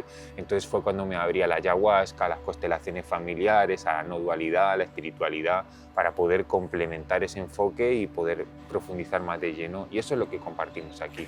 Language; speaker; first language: Spanish; native; Spanish